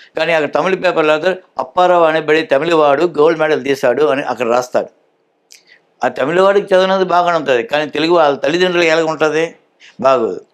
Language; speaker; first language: Telugu; early bilingual, heritage; Telugu